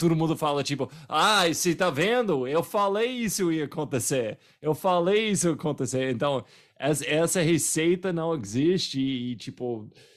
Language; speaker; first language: Portuguese; non-native, fluent; English